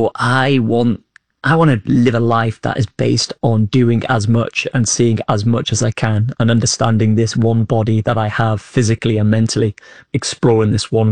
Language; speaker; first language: English; native; English